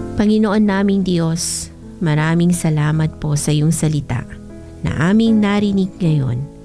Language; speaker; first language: Filipino; non-native, local second language; Bikol